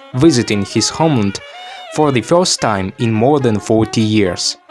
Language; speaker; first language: English; non-native, fluent; Ukrainian